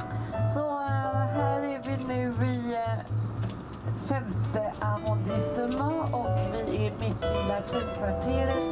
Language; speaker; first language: Swedish; non-native, fluent; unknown